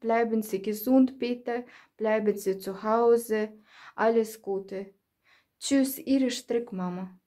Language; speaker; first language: German; non-native, learner; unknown